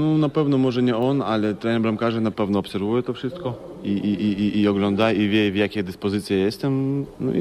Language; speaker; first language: Polish; non-native, fluent; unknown